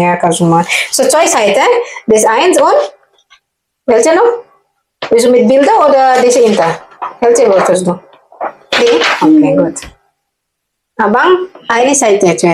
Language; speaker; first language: German; non-native, learner; Indonesian